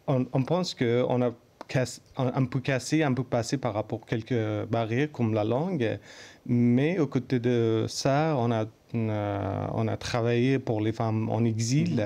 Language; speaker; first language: French; non-native, learner; Persian